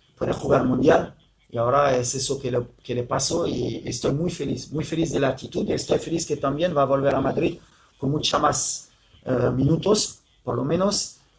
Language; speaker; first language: Spanish; non-native, fluent; French